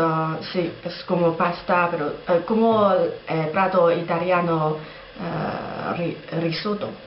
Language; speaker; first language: Spanish; non-native, learner; Chinese